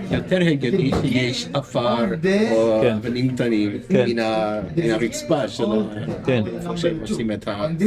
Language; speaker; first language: Hebrew; non-native, fluent; English